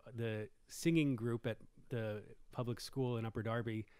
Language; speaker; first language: English; native; English